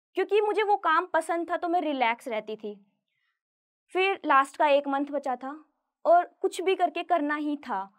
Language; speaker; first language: Hindi; native; Hindi